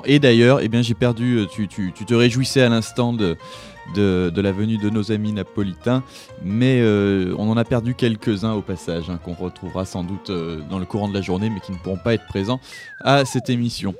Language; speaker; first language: French; native; French